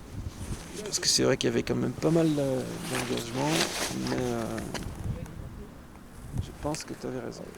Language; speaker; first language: French; native; French